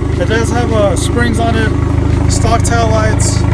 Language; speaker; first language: English; native; English